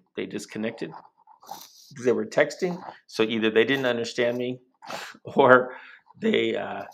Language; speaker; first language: English; native; English